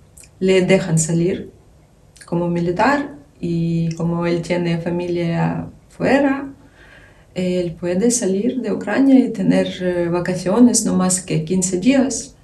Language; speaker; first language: Spanish; non-native, learner; Ukrainian